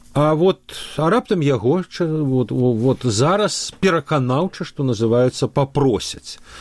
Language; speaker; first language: Belarusian; non-native, local second language; Russian